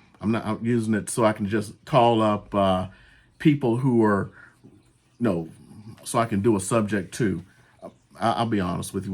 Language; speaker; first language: English; native; English